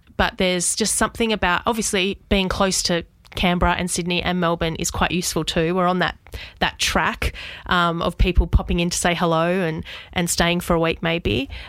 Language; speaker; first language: English; native; English